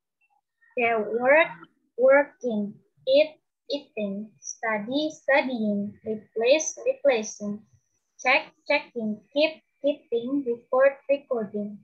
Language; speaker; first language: English; non-native, learner; Indonesian